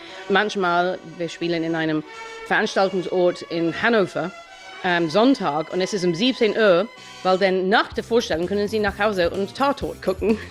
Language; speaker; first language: German; non-native, fluent; English